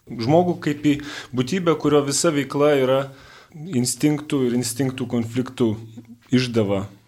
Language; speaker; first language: Lithuanian; native; Lithuanian